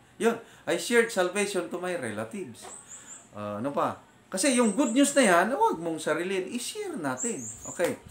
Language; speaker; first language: Filipino; non-native, local second language; Iloko